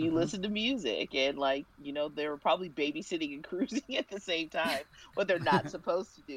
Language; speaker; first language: English; native; English